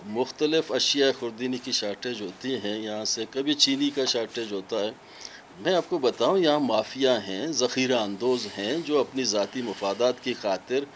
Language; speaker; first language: Urdu; non-native, local second language; Baluchi